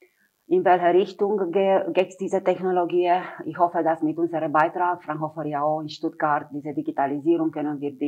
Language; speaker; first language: German; non-native, fluent; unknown